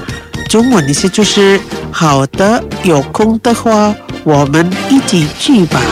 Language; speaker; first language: Chinese; non-native, fluent; Indonesian